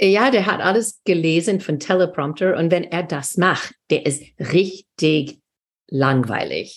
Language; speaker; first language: German; non-native, fluent; English